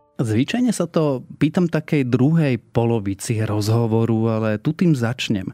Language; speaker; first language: Slovak; native; Slovak